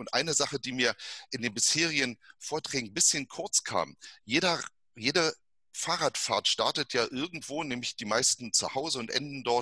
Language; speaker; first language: German; native; German